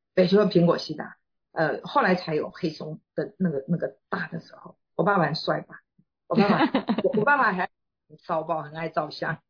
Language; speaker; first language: Chinese; native; Chinese